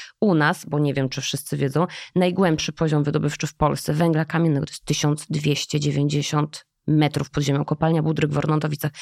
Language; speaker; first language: Polish; native; Polish